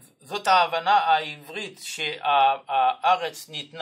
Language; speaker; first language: Hebrew; non-native, fluent; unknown